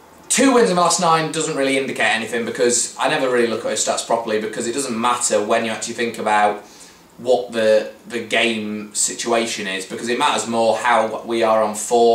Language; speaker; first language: English; native; English